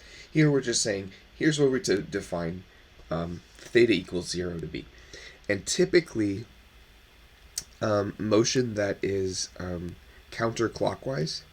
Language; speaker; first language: English; native; English